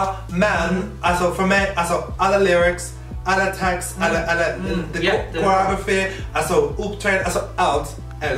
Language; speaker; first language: Swedish; non-native, fluent; English